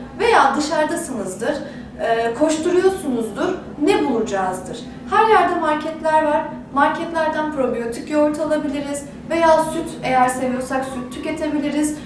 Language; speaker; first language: Turkish; native; Turkish